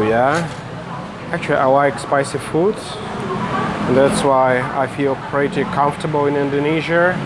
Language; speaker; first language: English; non-native, fluent; Russian